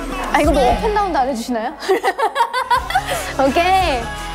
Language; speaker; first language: Korean; native; Korean